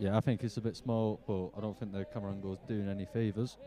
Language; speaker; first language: English; native; English